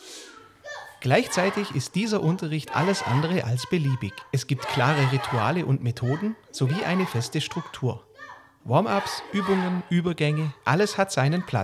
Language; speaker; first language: German; native; German